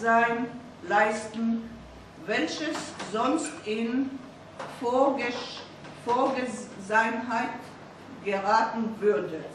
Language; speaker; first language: German; non-native, fluent; Hebrew